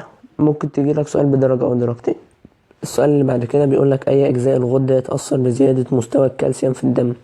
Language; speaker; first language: Arabic; native; Arabic